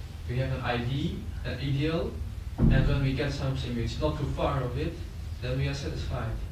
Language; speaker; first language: English; non-native, learner; French